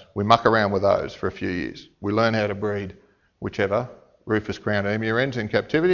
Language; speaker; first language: English; native; English